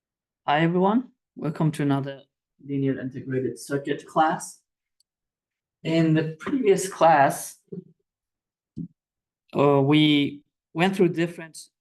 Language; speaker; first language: English; non-native, fluent; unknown